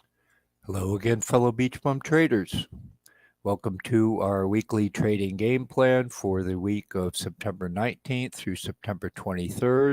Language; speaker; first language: English; native; English